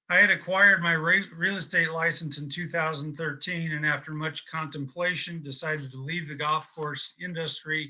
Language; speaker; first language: English; native; English